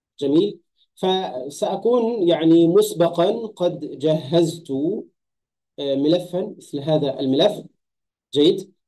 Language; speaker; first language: Arabic; native; Arabic